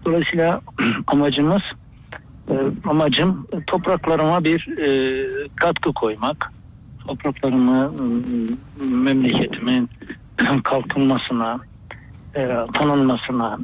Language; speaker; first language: Turkish; native; Turkish